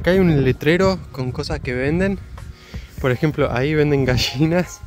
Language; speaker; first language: Spanish; native; Spanish